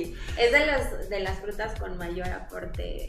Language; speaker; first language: Spanish; native; Spanish